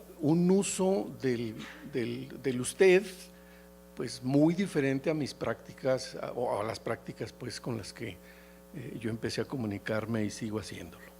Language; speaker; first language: Spanish; native; Spanish